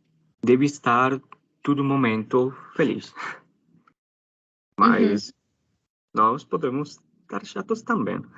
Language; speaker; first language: Portuguese; non-native, learner; Spanish